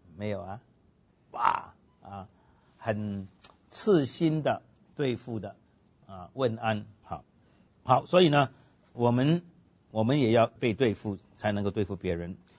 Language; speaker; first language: Chinese; non-native, local second language; Cantonese